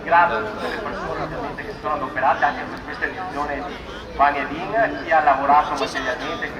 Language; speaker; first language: Italian; native; Italian